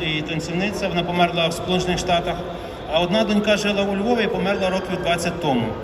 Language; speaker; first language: Ukrainian; native; Ukrainian